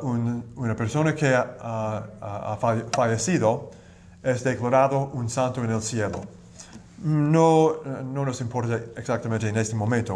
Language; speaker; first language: Spanish; non-native, learner; English